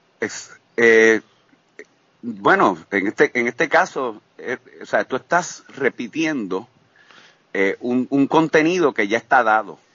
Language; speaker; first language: Spanish; native; Spanish